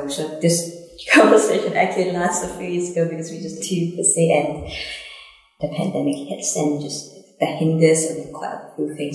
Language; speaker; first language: English; non-native, local second language; Cantonese